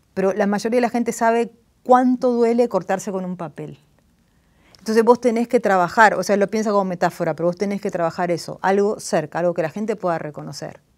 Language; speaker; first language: Spanish; native; Spanish